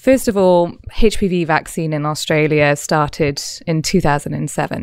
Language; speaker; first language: English; native; English